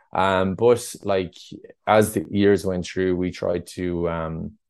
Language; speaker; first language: English; native; English